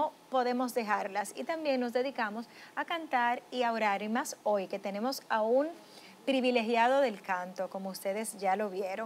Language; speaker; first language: Spanish; native; Spanish